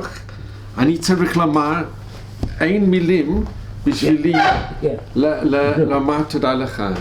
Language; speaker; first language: Hebrew; non-native, fluent; English